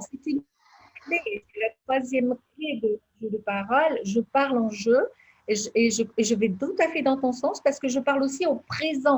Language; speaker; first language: French; native; French